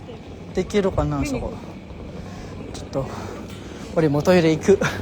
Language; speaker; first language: Japanese; non-native, learner; Filipino